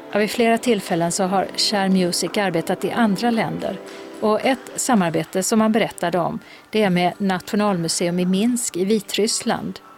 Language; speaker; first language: Swedish; native; Swedish